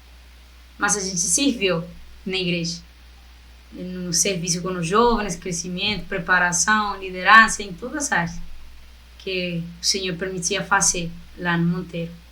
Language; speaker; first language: Portuguese; non-native, fluent; Spanish